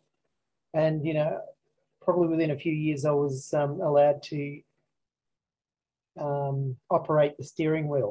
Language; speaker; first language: English; native; English